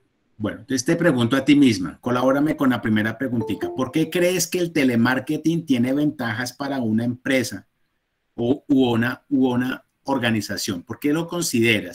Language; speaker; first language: Spanish; native; Spanish